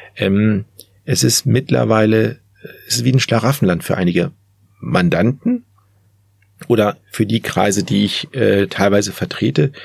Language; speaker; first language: German; early bilingual, other home language; Turkish